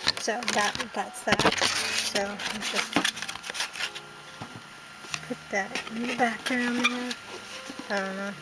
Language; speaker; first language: English; native; English